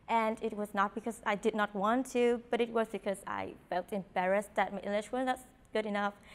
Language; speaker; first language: English; non-native, fluent; Vietnamese